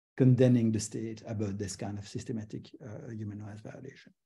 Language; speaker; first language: English; non-native, fluent; French